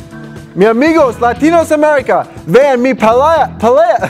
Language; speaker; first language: Spanish; non-native, learner; English